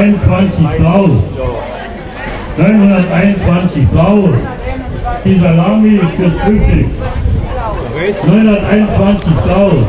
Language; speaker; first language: German; native; German